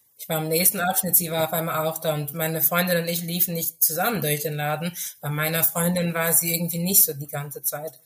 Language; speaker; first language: German; early bilingual, other home language; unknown